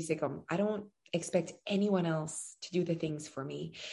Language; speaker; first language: English; non-native, local second language; French